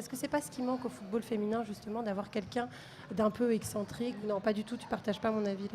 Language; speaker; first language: French; native; French